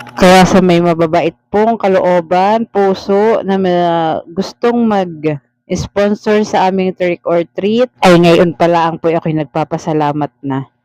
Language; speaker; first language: Filipino; native; Filipino